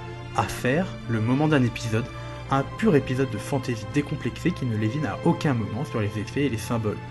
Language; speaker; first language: French; native; French